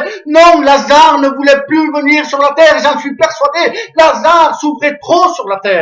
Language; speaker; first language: French; native; French